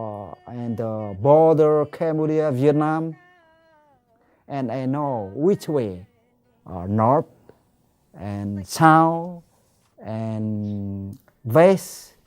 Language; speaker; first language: English; non-native, learner; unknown